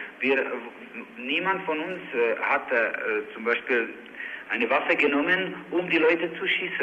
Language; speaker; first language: German; non-native, learner; Czech